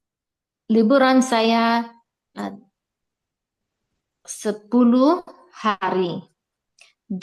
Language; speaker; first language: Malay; non-native, learner; English